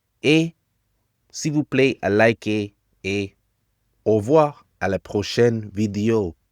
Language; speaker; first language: French; non-native, fluent; English